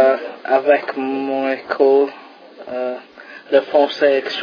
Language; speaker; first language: French; non-native, learner; English